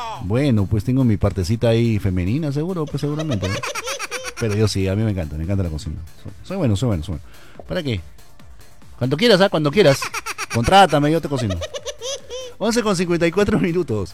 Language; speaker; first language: Spanish; native; Spanish